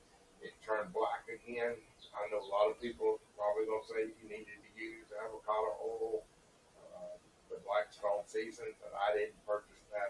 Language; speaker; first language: English; native; English